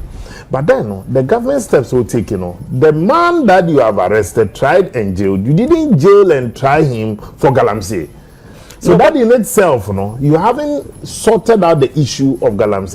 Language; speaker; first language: English; non-native, local second language; Akan